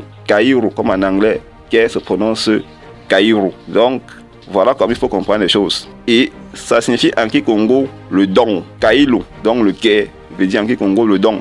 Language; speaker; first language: French; non-native, local second language; Kongo